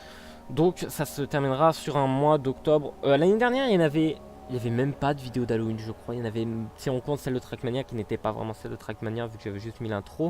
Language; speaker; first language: French; native; French